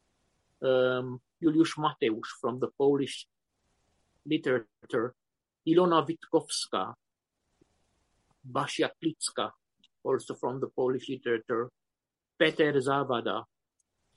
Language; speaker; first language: English; non-native, fluent; Romanian